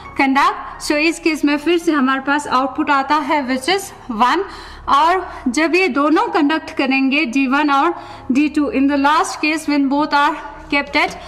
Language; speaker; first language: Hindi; non-native, local second language; Ladakhi